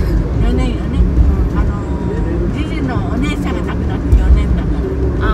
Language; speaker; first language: Japanese; native; Japanese